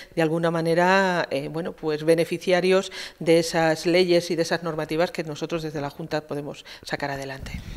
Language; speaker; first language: Spanish; native; Spanish